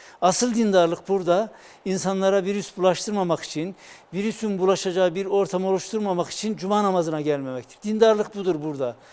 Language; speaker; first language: Turkish; native; Turkish